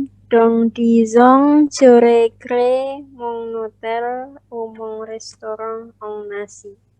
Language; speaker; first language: French; non-native, learner; Indonesian